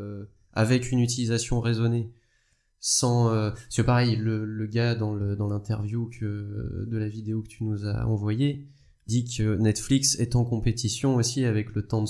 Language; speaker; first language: French; native; French